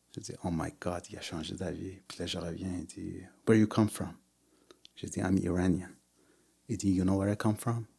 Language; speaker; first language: French; early bilingual, other home language; Persian